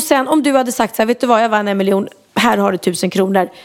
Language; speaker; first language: Swedish; native; Swedish